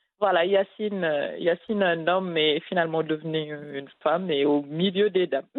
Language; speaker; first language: French; non-native, local second language; Wolof